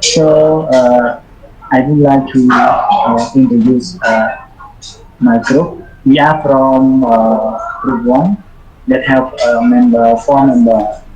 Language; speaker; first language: English; non-native, learner; Khmer